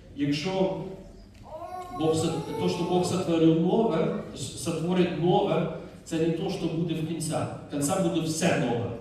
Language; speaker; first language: Ukrainian; non-native, fluent; Dutch